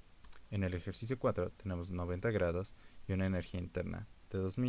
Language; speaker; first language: Spanish; native; Spanish